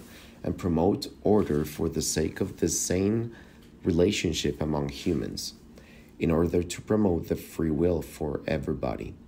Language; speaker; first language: English; non-native, fluent; Spanish